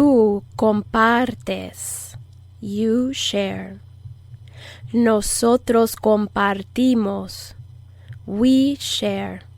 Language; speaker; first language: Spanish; non-native, fluent; English